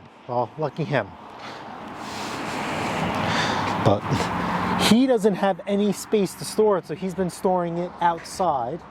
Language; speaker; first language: English; native; English